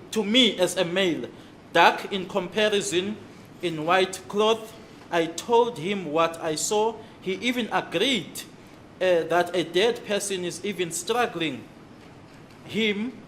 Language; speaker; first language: English; non-native, local second language; Zulu